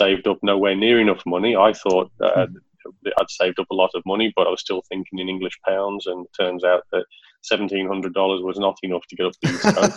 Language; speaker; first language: English; native; English